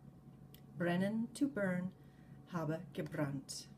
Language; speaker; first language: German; non-native, fluent; English